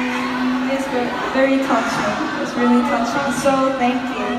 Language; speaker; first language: English; non-native, learner; Korean